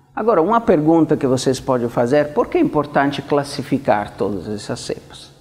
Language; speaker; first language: Portuguese; non-native, fluent; Italian